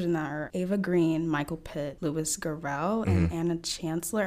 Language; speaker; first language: English; early bilingual, other home language; Haitian Creole